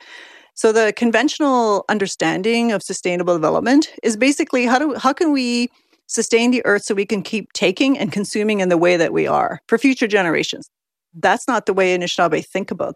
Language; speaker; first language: English; native; English